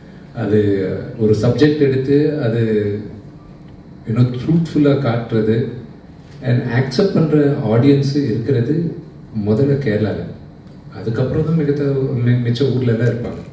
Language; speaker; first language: Tamil; non-native, local second language; Telugu